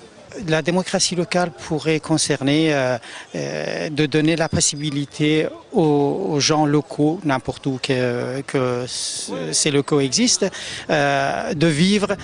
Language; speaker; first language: French; native; French